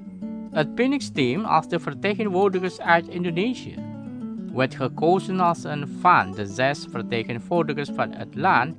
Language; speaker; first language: Dutch; non-native, learner; Indonesian